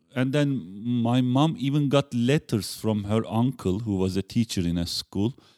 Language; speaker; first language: English; non-native, fluent; Turkish